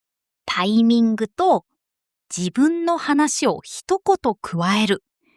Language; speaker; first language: Japanese; non-native, fluent; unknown